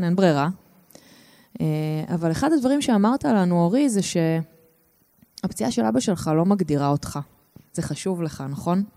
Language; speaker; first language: Hebrew; native; Hebrew